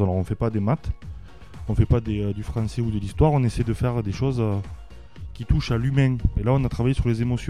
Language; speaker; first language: French; native; French